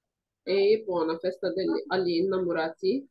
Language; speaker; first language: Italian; non-native, fluent; Arabic